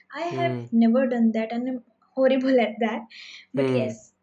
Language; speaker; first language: English; non-native, local second language; Hindi